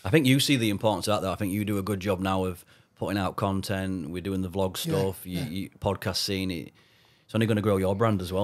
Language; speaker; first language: English; native; English